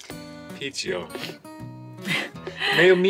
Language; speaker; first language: Chinese; non-native, learner; German